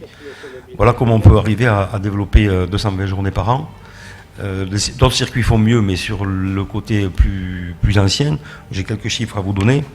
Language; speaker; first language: French; native; French